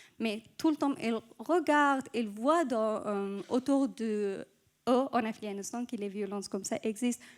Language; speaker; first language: French; non-native, fluent; Persian